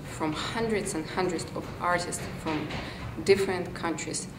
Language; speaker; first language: English; non-native, fluent; Belarusian